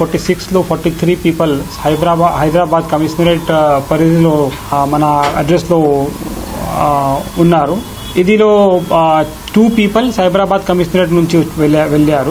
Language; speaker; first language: Telugu; non-native, local second language; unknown